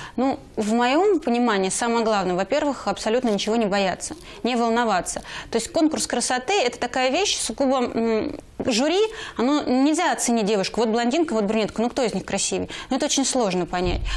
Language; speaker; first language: Russian; native; Russian